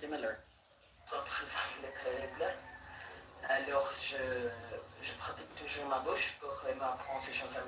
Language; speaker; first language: French; non-native, learner; Filipino